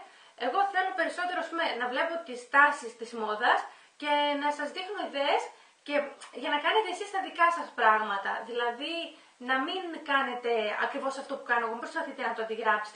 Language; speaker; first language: Greek; native; Greek